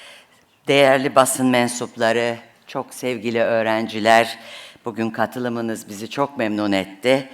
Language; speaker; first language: Turkish; native; Turkish